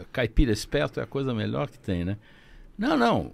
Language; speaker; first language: Portuguese; native; Portuguese